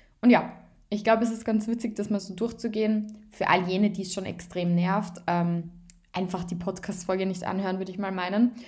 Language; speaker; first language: German; native; German